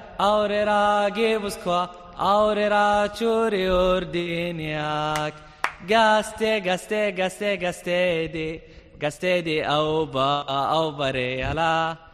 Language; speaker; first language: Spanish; non-native, learner; Arabic